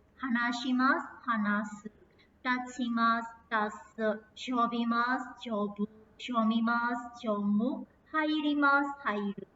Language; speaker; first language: Japanese; non-native, fluent; Burmese